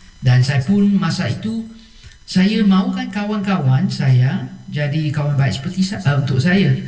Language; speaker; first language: Malay; non-native, local second language; Chinese